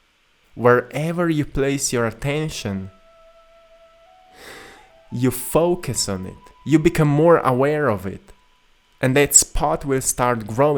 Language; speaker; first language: English; non-native, fluent; Slovenian